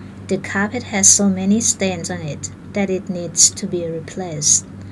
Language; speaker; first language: English; non-native, fluent; Thai